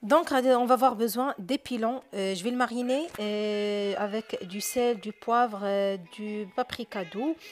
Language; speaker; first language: French; non-native, local second language; Arabic